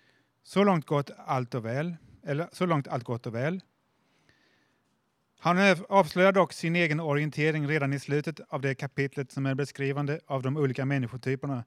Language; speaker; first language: Swedish; native; Swedish